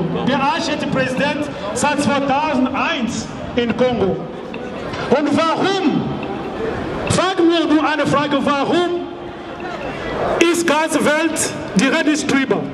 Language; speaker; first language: German; non-native, learner; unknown